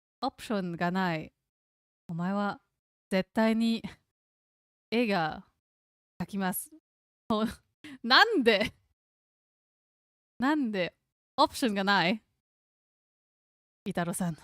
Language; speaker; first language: Japanese; non-native, learner; English